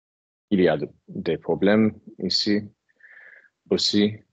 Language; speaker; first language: French; non-native, fluent; English